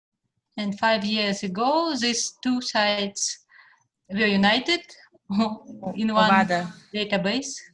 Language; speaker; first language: English; non-native, fluent; Russian